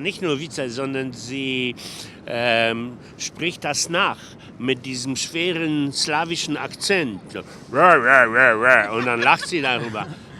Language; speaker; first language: German; non-native, fluent; Polish